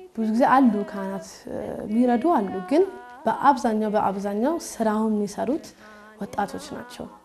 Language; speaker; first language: Amharic; early bilingual, heritage; Amharic